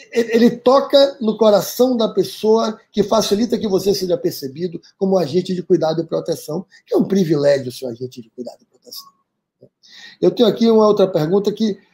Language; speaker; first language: Portuguese; native; Portuguese